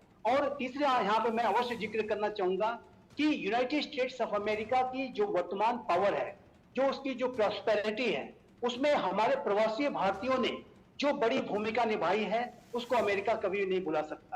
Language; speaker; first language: Hindi; native; Hindi